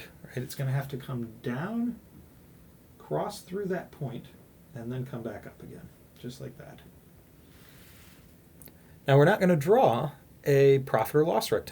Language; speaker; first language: English; native; English